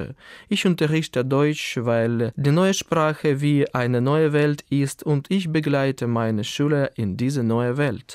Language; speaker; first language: German; non-native, fluent; Ukrainian